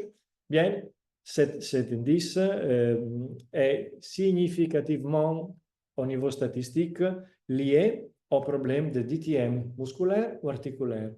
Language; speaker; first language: French; non-native, fluent; Italian